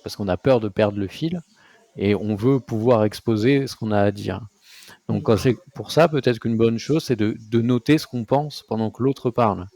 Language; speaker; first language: French; native; French